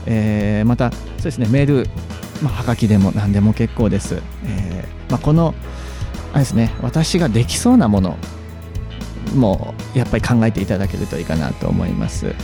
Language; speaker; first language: Japanese; native; Japanese